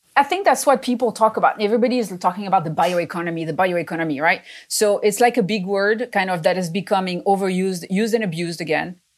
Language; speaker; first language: English; non-native, fluent; French